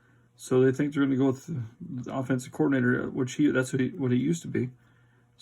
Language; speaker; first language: English; native; English